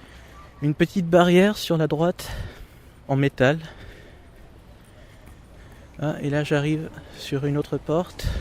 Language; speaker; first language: French; native; French